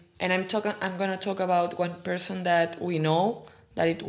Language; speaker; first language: English; non-native, fluent; Spanish